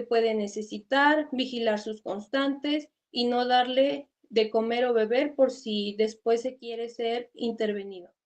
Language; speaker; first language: Spanish; native; Spanish